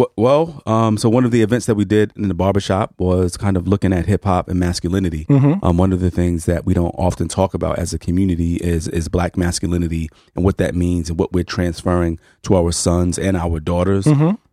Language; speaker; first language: English; native; English